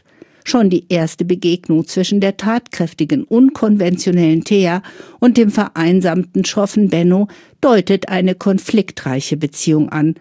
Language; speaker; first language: German; native; German